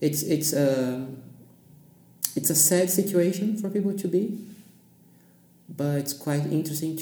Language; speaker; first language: English; non-native, fluent; Portuguese